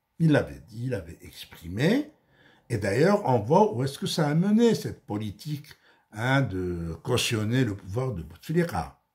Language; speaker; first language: French; non-native, local second language; Arabic